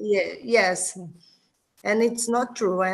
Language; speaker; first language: English; non-native, learner; Portuguese